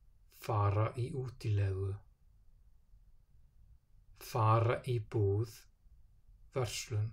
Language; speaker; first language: Icelandic; non-native, fluent; English